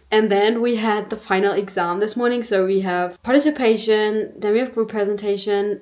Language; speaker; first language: English; non-native, fluent; German